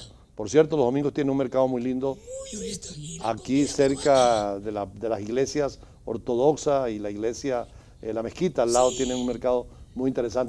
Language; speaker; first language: Spanish; native; Spanish